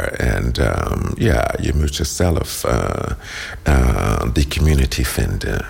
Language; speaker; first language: Dutch; non-native, learner; English